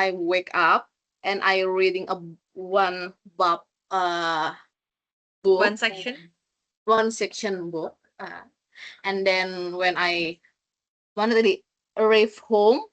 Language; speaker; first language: English; non-native, learner; Indonesian